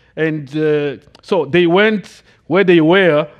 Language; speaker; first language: English; non-native, fluent; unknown